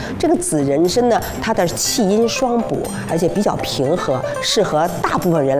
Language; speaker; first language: Chinese; native; Chinese